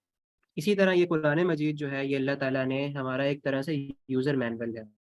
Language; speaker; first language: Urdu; non-native, local second language; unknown